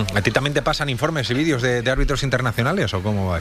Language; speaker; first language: Spanish; native; Spanish